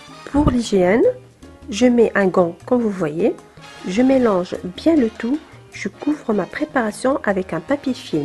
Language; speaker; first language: French; non-native, local second language; Arabic